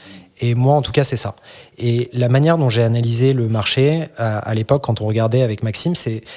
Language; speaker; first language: French; native; French